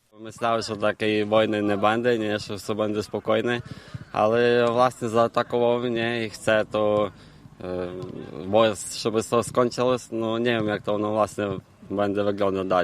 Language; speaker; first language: Polish; non-native, learner; Ukrainian